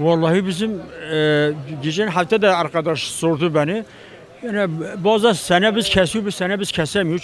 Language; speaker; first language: Turkish; non-native, local second language; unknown